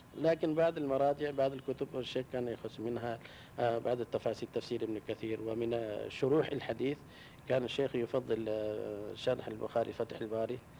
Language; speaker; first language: Arabic; non-native, local second language; Urdu